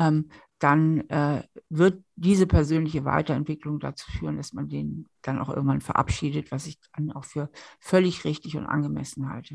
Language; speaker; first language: German; native; German